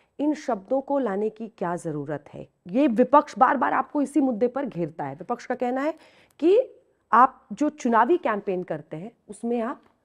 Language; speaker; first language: Hindi; native; Hindi